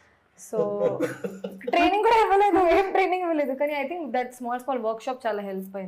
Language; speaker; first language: Telugu; non-native, learner; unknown